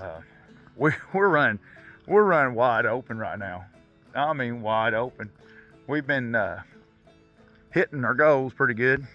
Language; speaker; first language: English; native; English